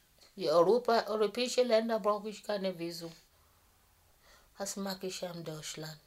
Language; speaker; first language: German; non-native, fluent; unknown